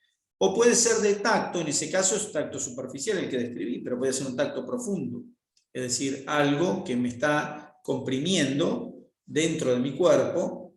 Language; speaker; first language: Spanish; native; Spanish